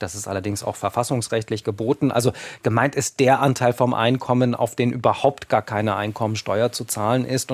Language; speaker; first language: German; native; German